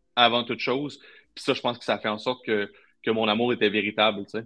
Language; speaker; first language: French; native; French